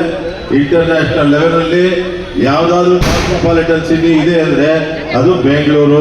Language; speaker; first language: Kannada; native; Kannada